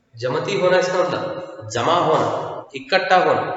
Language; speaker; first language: Hindi; non-native, local second language; Kannada